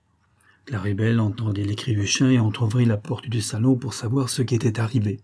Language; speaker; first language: French; native; French